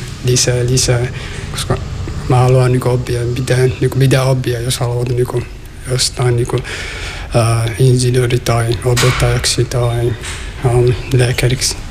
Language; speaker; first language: Finnish; non-native, learner; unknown